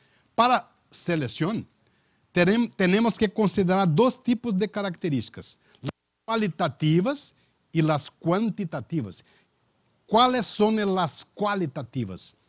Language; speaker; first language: Spanish; non-native, learner; Portuguese